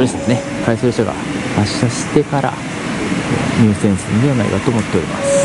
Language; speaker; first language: Japanese; native; Japanese